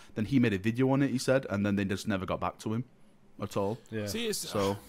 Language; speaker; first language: English; native; English